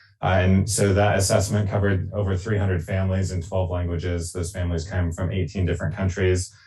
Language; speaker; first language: English; native; English